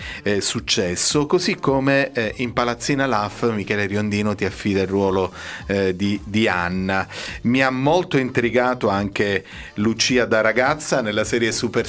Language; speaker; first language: Italian; native; Italian